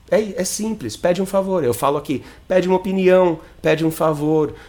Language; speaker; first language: Portuguese; non-native, fluent; English